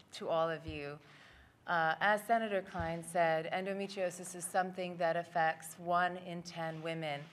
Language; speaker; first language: English; native; English